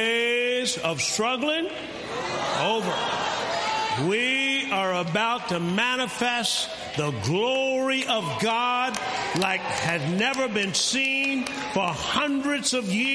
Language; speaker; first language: English; native; English